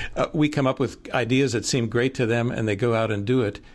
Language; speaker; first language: English; native; English